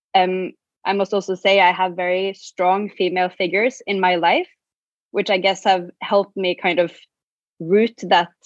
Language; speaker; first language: English; non-native, fluent; Norwegian